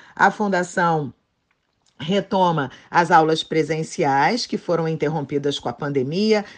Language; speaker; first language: Portuguese; native; Portuguese